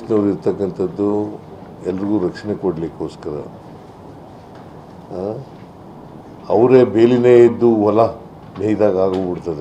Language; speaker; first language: Kannada; native; Kannada